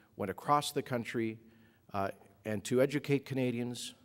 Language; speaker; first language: English; native; English